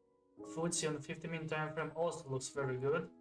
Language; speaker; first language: English; non-native, fluent; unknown